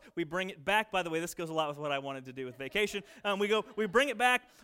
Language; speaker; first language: English; native; English